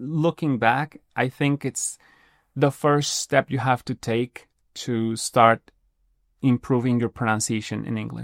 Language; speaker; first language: English; non-native, fluent; Spanish